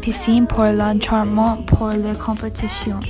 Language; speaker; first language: French; non-native, learner; English